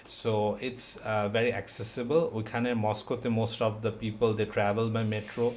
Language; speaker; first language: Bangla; native; Bangla